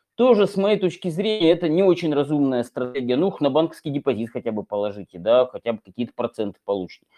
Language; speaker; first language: Russian; native; Russian